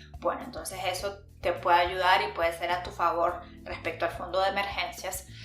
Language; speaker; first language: Spanish; native; Spanish